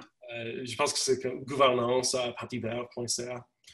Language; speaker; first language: French; non-native, learner; English